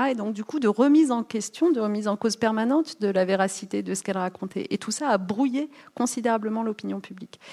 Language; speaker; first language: French; early bilingual, other home language; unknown